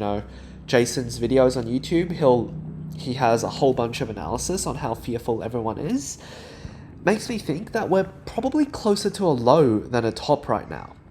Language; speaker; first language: English; native; English